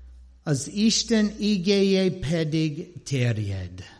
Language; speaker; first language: Hungarian; non-native, learner; English